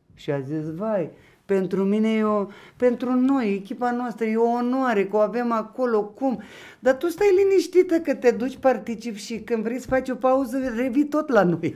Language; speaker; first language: Romanian; non-native, local second language; Ukrainian